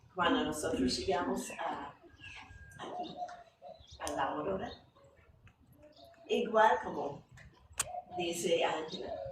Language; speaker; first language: Spanish; non-native, fluent; English